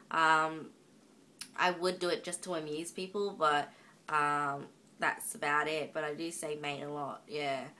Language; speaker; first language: English; native; English